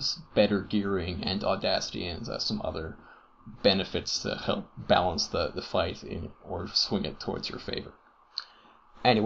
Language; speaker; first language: English; native; English